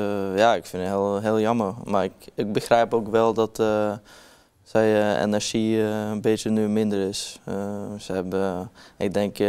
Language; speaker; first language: Dutch; non-native, learner; Norwegian